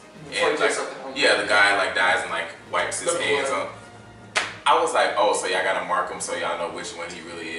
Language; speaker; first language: English; native; English